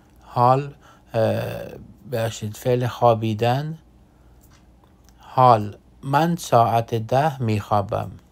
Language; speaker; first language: Persian; non-native, fluent; Urdu